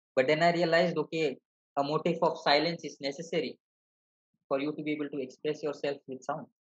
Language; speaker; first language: English; non-native, local second language; Malayalam